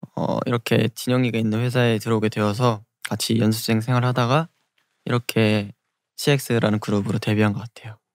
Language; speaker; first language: Korean; native; Korean